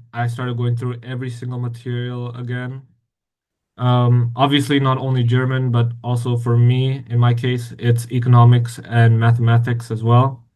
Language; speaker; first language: English; non-native, fluent; Indonesian